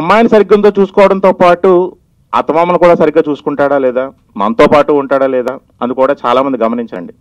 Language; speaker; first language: Telugu; native; Telugu